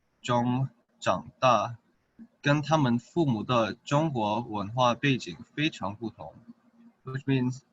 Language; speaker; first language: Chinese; early bilingual, heritage; English